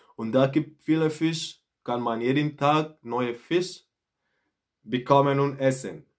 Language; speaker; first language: German; non-native, fluent; Mandingo